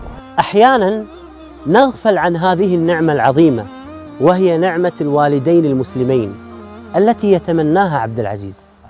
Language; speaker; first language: Arabic; native; Arabic